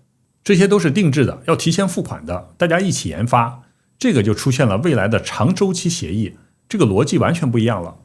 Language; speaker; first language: Chinese; native; Chinese